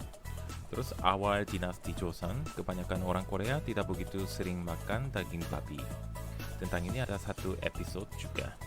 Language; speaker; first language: Indonesian; non-native, fluent; Korean